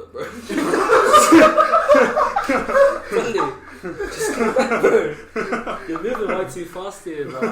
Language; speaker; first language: English; native; English